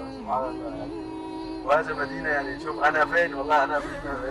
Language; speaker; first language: Arabic; non-native, learner; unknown